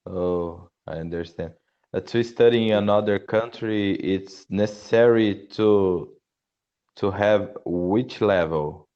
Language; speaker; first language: English; non-native, learner; Portuguese